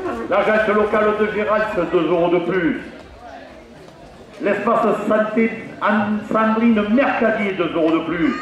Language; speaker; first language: French; native; French